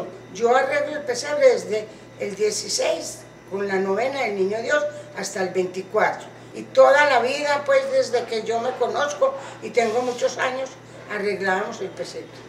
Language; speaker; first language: Spanish; native; Spanish